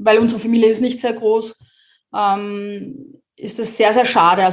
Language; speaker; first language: German; native; German